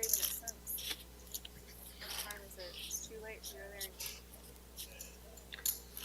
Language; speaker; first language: English; native; English